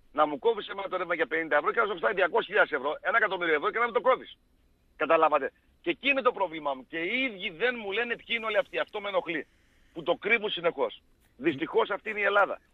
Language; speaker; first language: Greek; native; Greek